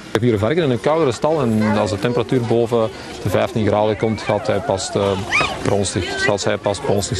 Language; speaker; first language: Dutch; native; Dutch